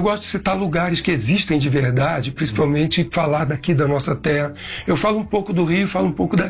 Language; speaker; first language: Portuguese; native; Portuguese